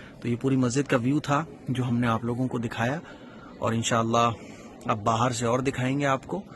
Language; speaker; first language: Urdu; native; Urdu